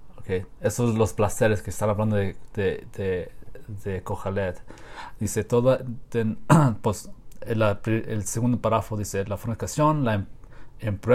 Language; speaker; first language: Spanish; non-native, learner; English